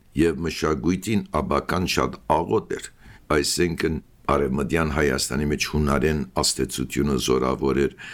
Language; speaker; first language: Armenian; early bilingual, heritage; Armenian